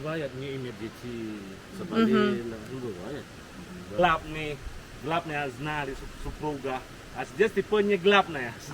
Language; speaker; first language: Russian; non-native, learner; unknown